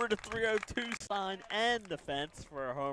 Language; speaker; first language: English; native; English